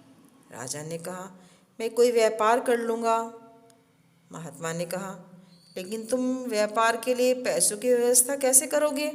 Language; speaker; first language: Hindi; native; Hindi